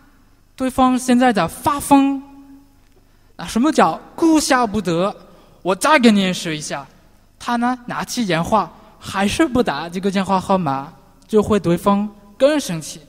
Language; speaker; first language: Chinese; non-native, learner; French